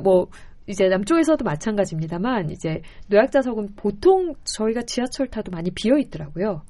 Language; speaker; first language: Korean; native; Korean